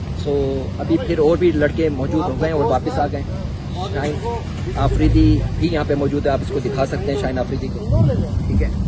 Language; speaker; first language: Urdu; native; Urdu